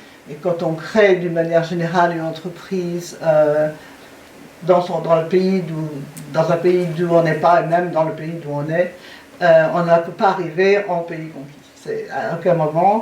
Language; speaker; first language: French; native; French